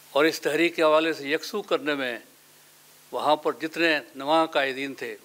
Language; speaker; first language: Urdu; non-native, local second language; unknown